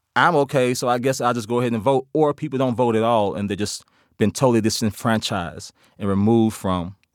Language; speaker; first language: English; native; English